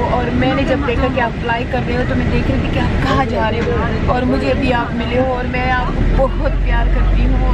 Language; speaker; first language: Urdu; non-native, local second language; Pashto